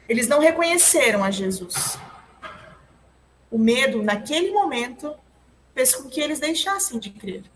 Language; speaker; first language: Portuguese; native; Portuguese